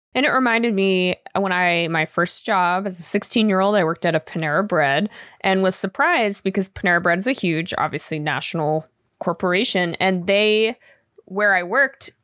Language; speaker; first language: English; native; English